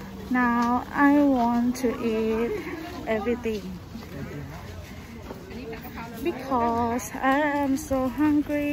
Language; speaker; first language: English; non-native, learner; Thai